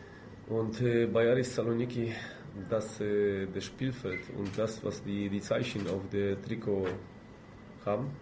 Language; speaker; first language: German; non-native, fluent; Polish